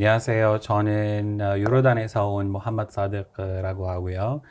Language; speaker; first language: Korean; non-native, fluent; Arabic